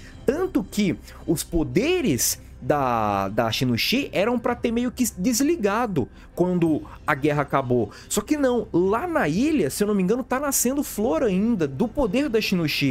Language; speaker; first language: Portuguese; native; Portuguese